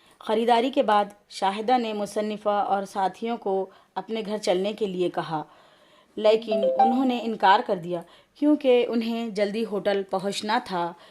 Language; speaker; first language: Urdu; native; Urdu